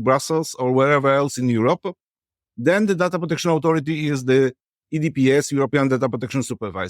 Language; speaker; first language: English; non-native, fluent; Polish